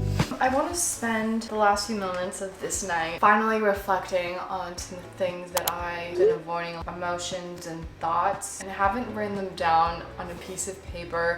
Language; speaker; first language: English; native; English